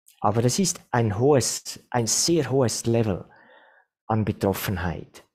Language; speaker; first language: German; non-native, fluent; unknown